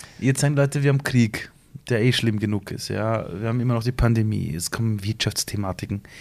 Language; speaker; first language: German; early bilingual, other home language; Persian